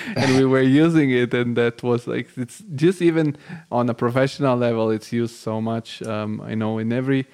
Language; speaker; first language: English; non-native, fluent; Bulgarian